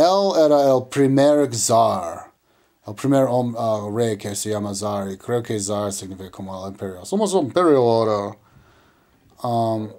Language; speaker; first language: Spanish; non-native, learner; English